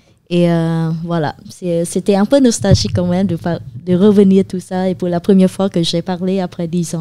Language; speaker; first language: French; non-native, fluent; Khmer